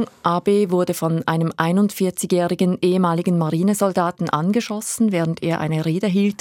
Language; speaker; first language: German; native; German